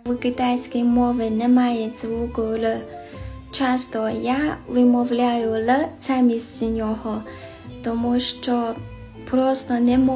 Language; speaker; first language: Ukrainian; non-native, learner; Chinese